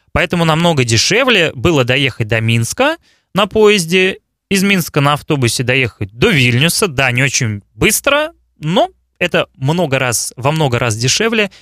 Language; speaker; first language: Russian; native; Russian